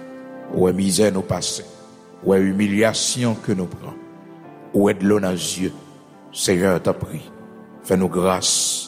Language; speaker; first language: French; non-native, local second language; Haitian Creole